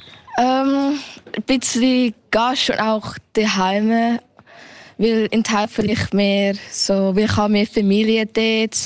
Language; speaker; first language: German; early bilingual, heritage; German